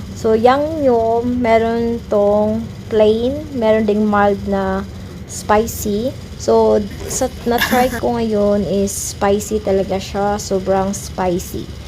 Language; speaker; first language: Filipino; non-native, local second language; Cebuano